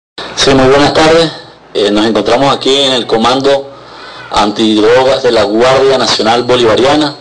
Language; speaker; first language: Spanish; native; Spanish